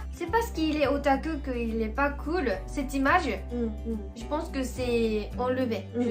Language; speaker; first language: French; non-native, fluent; Japanese